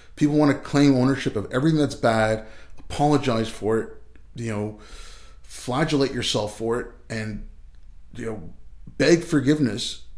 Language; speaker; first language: English; early bilingual, other home language; Urdu